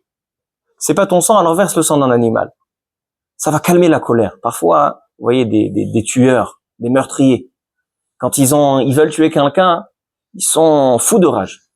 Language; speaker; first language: French; native; French